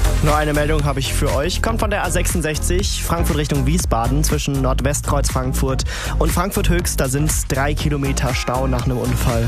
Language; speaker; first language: German; native; German